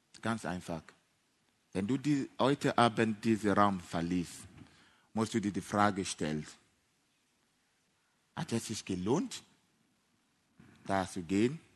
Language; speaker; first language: German; non-native, fluent; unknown